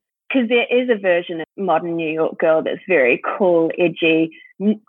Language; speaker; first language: English; native; English